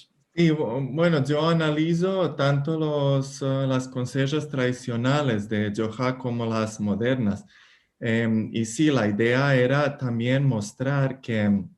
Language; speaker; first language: Spanish; non-native, fluent; Serbian